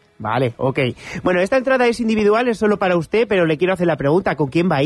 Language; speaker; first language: Spanish; native; Spanish